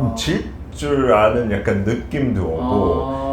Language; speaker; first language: Korean; non-native, fluent; English